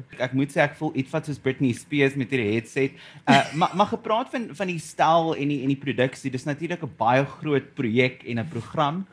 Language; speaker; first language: Afrikaans; native; Afrikaans